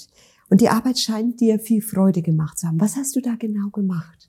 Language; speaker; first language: German; native; German